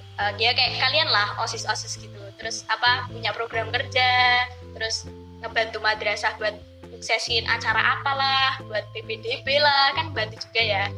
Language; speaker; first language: Indonesian; native; Indonesian